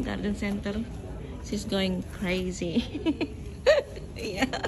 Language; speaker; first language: English; non-native, fluent; Indonesian